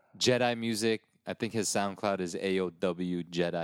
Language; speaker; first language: English; early bilingual, other home language; Korean